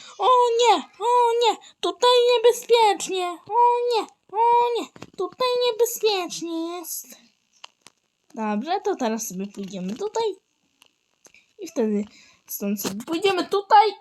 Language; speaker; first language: Polish; native; Polish